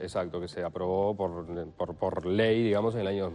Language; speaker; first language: Spanish; native; Spanish